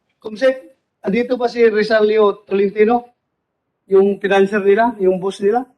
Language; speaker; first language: Filipino; non-native, local second language; Cebuano